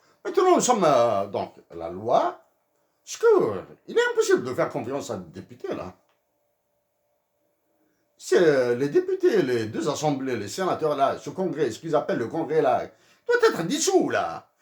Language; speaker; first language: French; native; French